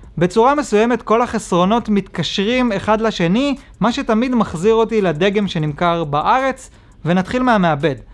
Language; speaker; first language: Hebrew; native; Hebrew